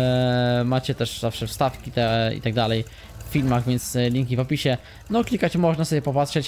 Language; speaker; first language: Polish; native; Polish